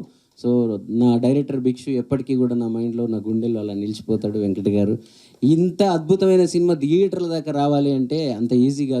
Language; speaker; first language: Telugu; native; Telugu